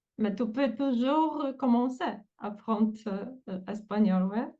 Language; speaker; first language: French; non-native, fluent; Polish